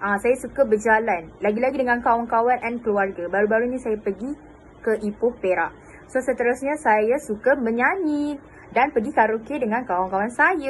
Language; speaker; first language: Malay; native; Malay